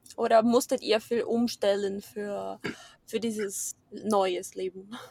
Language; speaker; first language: German; non-native, fluent; Portuguese